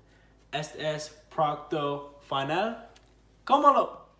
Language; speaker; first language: Spanish; non-native, learner; English